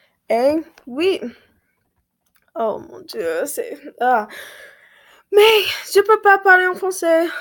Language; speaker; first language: French; non-native, learner; English